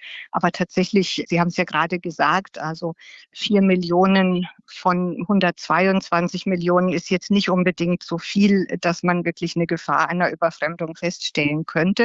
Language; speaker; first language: German; native; German